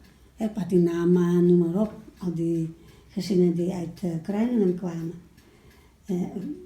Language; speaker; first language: Dutch; early bilingual, other home language; Malay